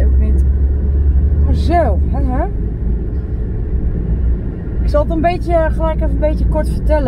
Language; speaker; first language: Dutch; native; Dutch